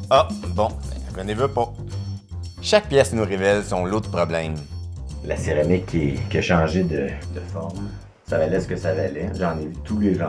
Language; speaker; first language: French; native; French